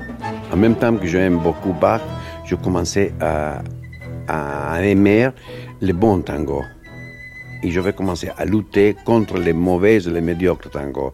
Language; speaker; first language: French; non-native, fluent; Spanish